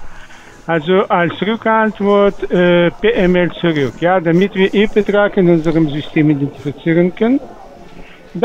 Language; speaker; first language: German; non-native, fluent; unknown